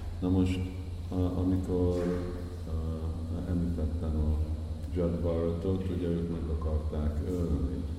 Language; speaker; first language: Hungarian; early bilingual, heritage; Hungarian